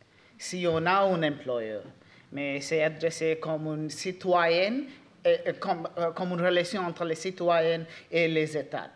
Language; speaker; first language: French; non-native, learner; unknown